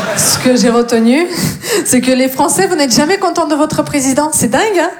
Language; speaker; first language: French; non-native, fluent; Russian